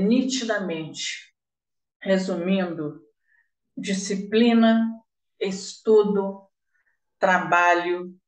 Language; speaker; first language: Portuguese; native; Portuguese